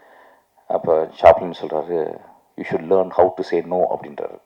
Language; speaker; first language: Tamil; native; Tamil